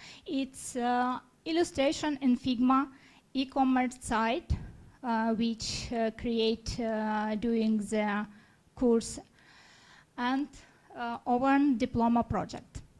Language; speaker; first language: English; non-native, learner; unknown